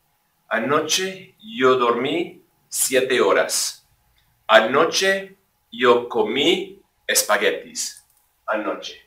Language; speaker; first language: Spanish; non-native, fluent; English